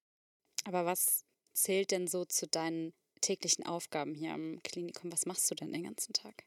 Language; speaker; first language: German; native; German